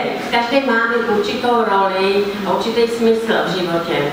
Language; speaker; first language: Czech; non-native, fluent; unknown